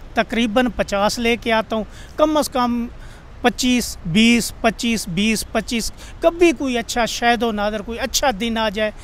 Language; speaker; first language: Urdu; non-native, fluent; Saraiki